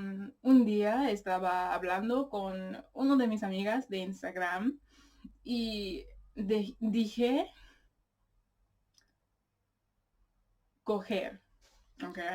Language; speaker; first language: Spanish; non-native, learner; English